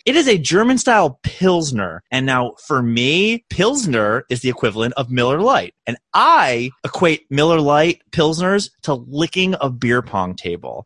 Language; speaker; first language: English; native; English